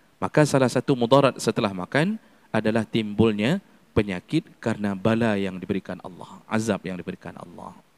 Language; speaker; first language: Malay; non-native, local second language; Achinese